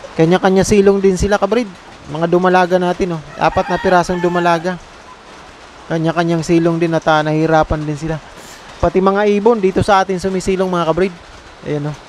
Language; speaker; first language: Filipino; native; Filipino